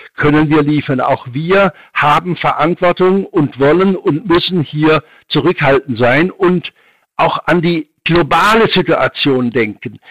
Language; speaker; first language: German; native; German